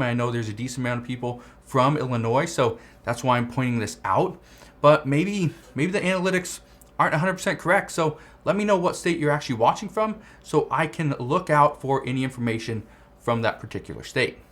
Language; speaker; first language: English; native; English